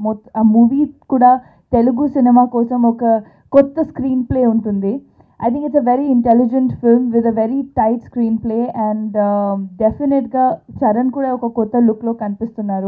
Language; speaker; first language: Telugu; non-native, local second language; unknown